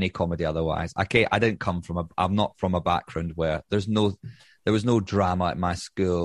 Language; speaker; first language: English; native; English